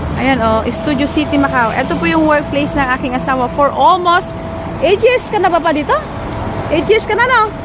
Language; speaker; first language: Filipino; native; Filipino